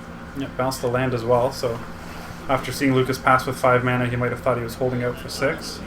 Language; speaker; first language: English; native; English